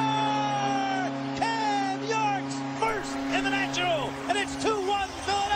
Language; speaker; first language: English; native; English